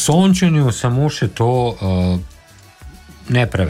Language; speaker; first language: Slovenian; native; Slovenian